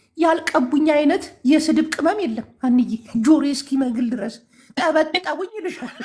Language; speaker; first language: Amharic; native; Amharic